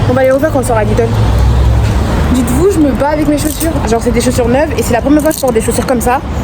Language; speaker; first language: French; native; French